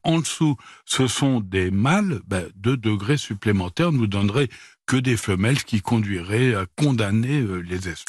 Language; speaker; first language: French; native; French